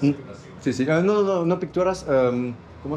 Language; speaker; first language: Spanish; non-native, learner; French